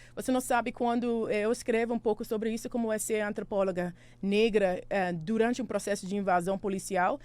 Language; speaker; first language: Portuguese; non-native, fluent; English